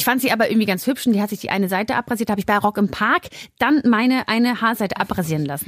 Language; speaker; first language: German; native; German